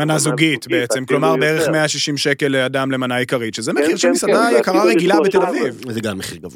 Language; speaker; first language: Hebrew; native; Hebrew